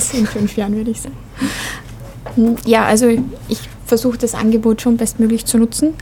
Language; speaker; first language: German; native; German